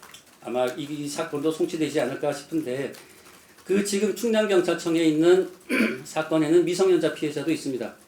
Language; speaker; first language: Korean; native; Korean